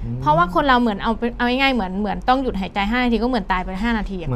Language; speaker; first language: Thai; native; Thai